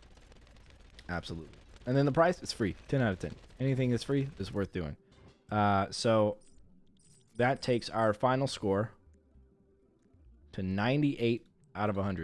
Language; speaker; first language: English; native; English